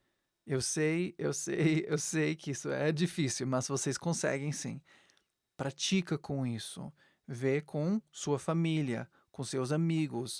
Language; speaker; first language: Portuguese; non-native, fluent; English